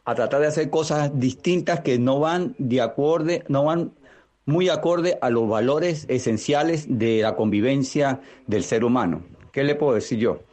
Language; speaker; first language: Spanish; native; Spanish